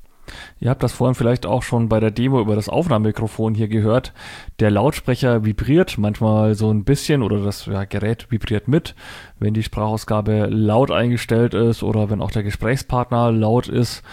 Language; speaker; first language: German; native; German